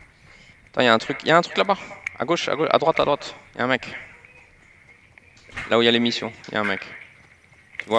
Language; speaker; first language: French; native; French